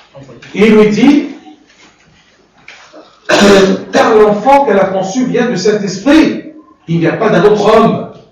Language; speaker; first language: French; non-native, fluent; Arabic